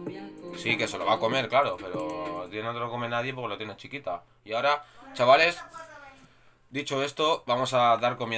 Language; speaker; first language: Spanish; native; Spanish